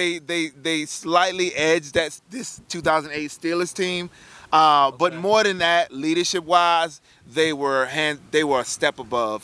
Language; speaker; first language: English; native; English